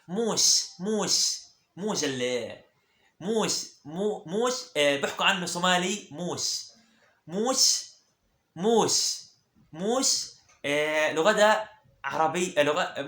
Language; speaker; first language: Arabic; early bilingual, other home language; Somali